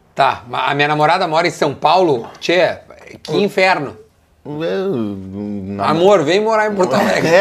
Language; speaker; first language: Portuguese; native; Portuguese